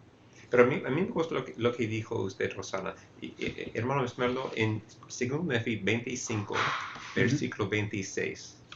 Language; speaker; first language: Spanish; non-native, fluent; English